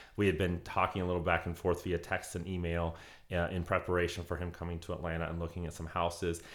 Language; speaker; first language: English; native; English